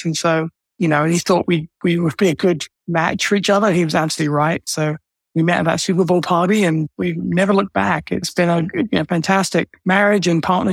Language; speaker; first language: English; native; English